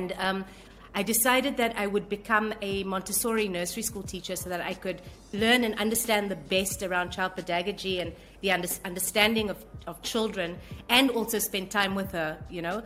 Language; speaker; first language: English; native; English